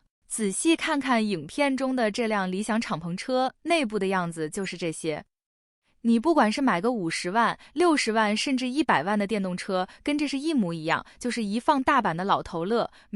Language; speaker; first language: Chinese; native; Chinese